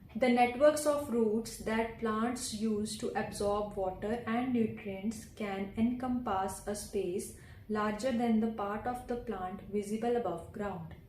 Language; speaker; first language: English; non-native, local second language; Punjabi